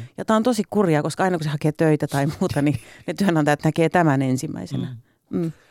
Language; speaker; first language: Finnish; native; Finnish